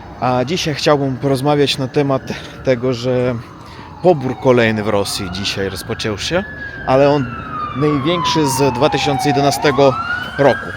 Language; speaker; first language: Polish; non-native, learner; Russian